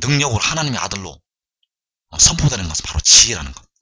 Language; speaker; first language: Korean; native; Korean